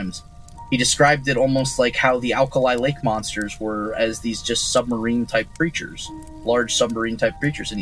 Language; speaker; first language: English; native; English